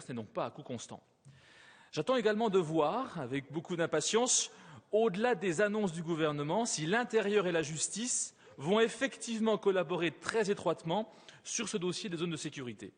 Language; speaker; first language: French; native; French